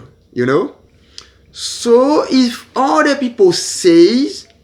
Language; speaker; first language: English; non-native, learner; Haitian Creole